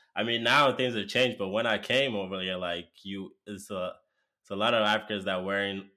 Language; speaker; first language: English; non-native, local second language; Yoruba